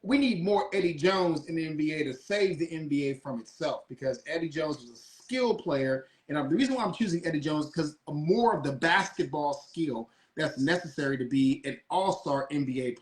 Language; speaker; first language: English; native; English